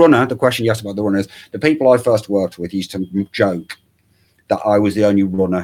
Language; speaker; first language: English; native; English